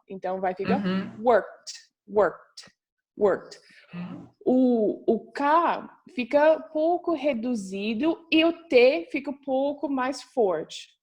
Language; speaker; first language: Portuguese; non-native, fluent; English